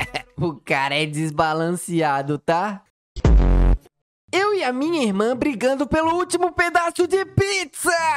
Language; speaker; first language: Portuguese; native; Portuguese